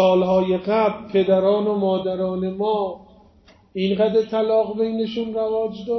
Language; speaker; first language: Persian; native; Persian